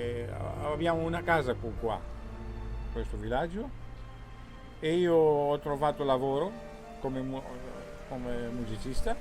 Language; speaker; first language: Italian; non-native, fluent; Greek